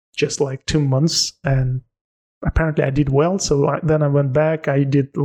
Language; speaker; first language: English; non-native, fluent; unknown